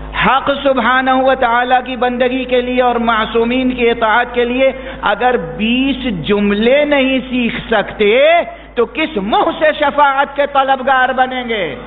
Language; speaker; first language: Urdu; native; Urdu